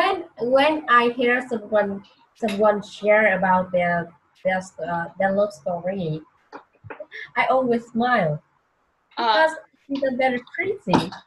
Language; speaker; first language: English; non-native, learner; Vietnamese